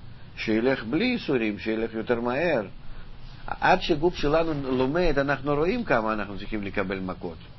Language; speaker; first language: Hebrew; non-native, fluent; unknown